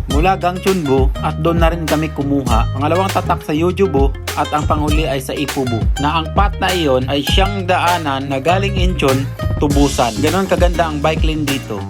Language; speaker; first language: Filipino; native; Filipino